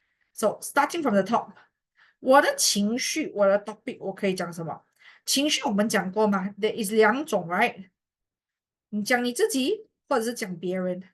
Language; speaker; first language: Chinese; native; Chinese